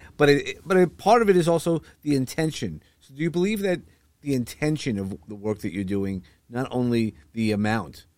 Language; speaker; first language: English; native; English